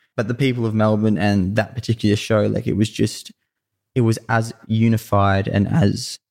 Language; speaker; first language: English; native; English